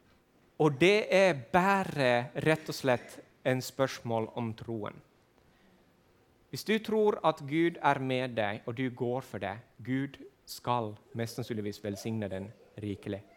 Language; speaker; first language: Swedish; non-native, fluent; Finnish